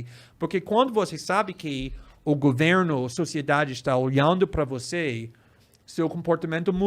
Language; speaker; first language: Portuguese; non-native, fluent; English